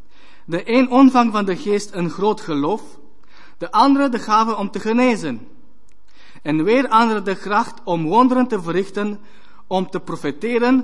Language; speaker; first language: Dutch; non-native, fluent; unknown